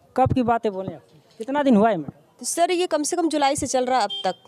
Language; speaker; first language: Hindi; native; Hindi